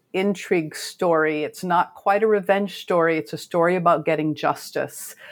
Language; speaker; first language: English; native; English